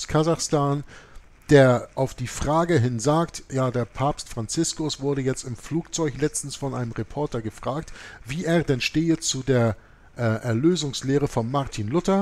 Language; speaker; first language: German; native; German